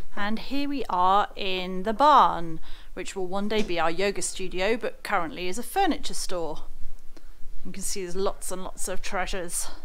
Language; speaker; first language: English; native; English